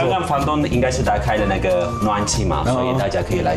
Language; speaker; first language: Chinese; non-native, fluent; Turkish